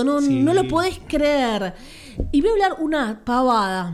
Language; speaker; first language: Spanish; native; Spanish